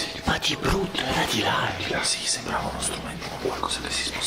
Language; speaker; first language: Italian; native; Italian